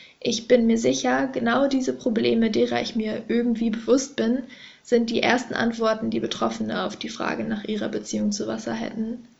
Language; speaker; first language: German; native; German